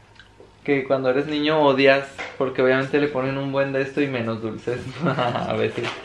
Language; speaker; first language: Spanish; native; Spanish